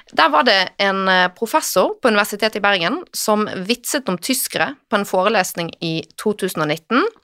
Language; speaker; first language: Norwegian; native; Norwegian